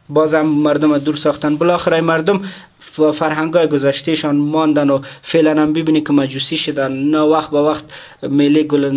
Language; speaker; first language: Persian; native; Persian